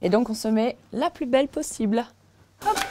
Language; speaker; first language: French; native; French